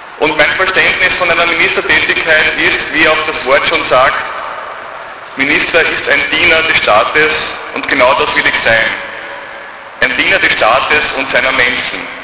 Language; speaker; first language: German; native; German